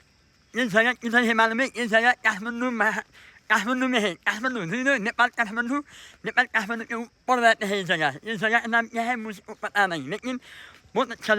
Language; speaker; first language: Hindi; non-native, fluent; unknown